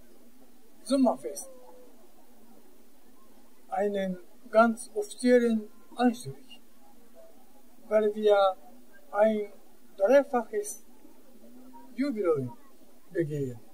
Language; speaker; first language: German; non-native, fluent; Japanese